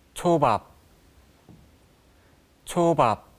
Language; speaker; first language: Korean; non-native, learner; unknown